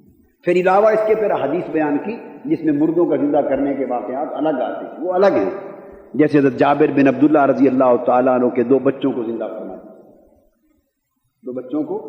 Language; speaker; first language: Urdu; native; Urdu